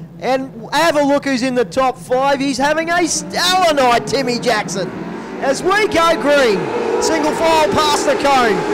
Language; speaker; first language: English; native; English